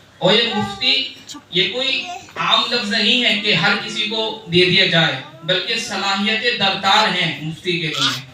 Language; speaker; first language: Urdu; native; Urdu